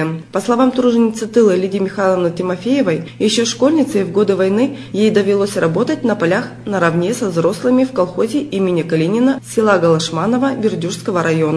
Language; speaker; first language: Russian; native; Russian